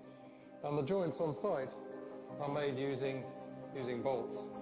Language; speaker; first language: English; native; English